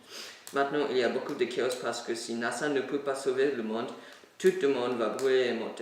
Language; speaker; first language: French; non-native, learner; English